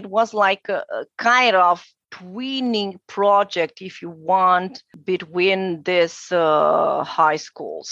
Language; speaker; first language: English; non-native, fluent; Romanian